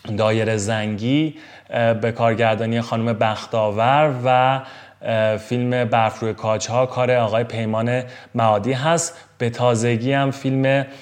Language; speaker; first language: Persian; native; Persian